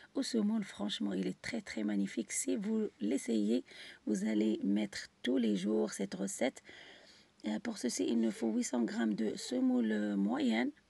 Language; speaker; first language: French; non-native, local second language; Arabic